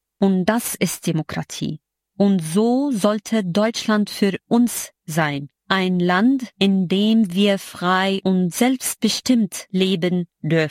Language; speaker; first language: German; non-native, fluent; Arabic